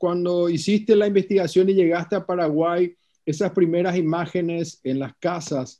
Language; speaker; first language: Spanish; native; Spanish